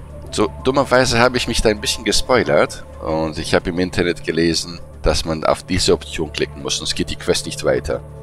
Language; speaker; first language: German; native; German